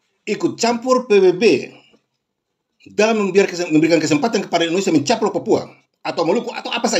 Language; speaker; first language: Indonesian; native; Indonesian